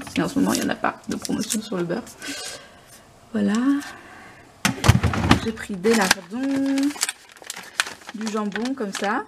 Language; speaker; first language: French; native; French